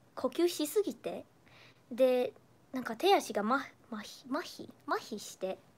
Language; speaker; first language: Japanese; non-native, fluent; Chinese